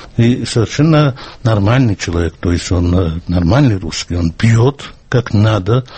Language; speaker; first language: Russian; non-native, local second language; Georgian